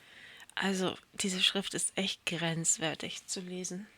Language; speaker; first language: German; native; German